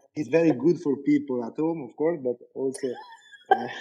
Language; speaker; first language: English; non-native, fluent; Italian